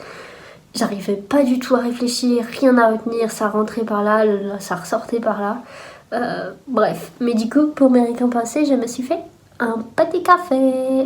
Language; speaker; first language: French; native; French